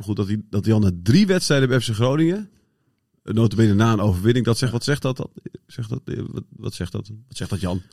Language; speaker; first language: Dutch; native; Dutch